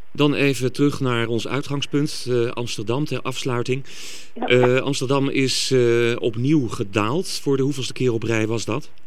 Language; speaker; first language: Dutch; native; Dutch